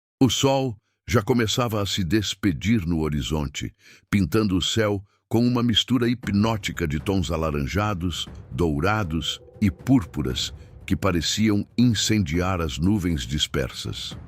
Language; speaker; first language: Portuguese; native; Portuguese